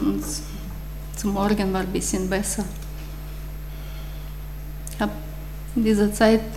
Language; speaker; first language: German; non-native, learner; Russian